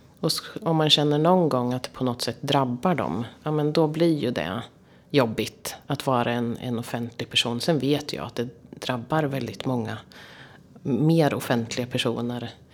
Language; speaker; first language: Swedish; native; Swedish